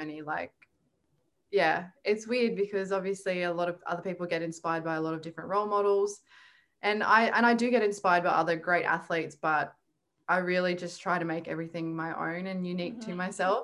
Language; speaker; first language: English; native; English